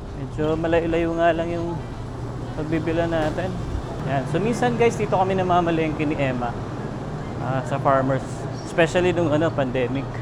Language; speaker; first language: Filipino; native; Filipino